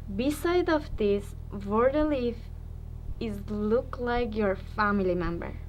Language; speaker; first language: English; non-native, learner; Persian